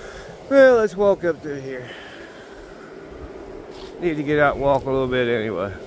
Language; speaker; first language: English; native; English